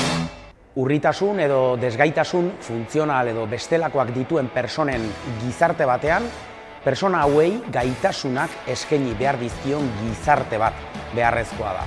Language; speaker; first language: Basque; native; Basque